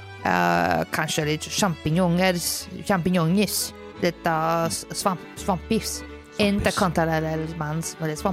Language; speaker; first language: Swedish; non-native, learner; Danish